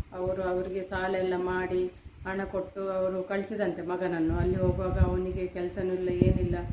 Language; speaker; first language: Kannada; non-native, local second language; Tulu